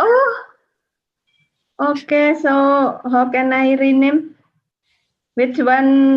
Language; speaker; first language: English; non-native, learner; Indonesian